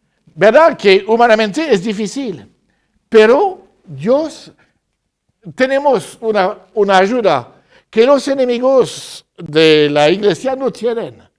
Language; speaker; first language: Spanish; non-native, fluent; French